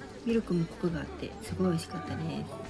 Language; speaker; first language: Japanese; native; Japanese